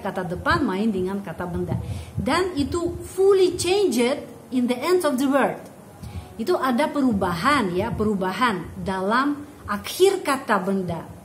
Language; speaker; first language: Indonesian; non-native, fluent; Russian